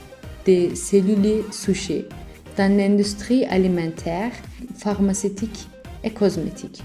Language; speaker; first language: French; non-native, learner; Turkish